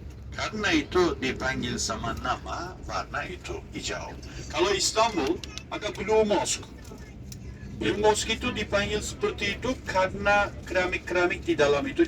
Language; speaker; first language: Indonesian; non-native, fluent; Turkish